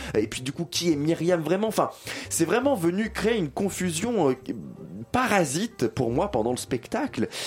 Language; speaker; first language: French; native; French